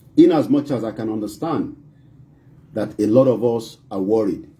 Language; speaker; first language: English; non-native, local second language; Yoruba